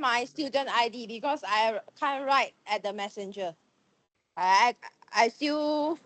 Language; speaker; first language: English; non-native, learner; Chinese